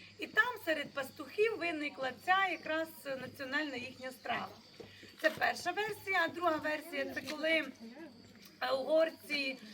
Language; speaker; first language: Ukrainian; native; Ukrainian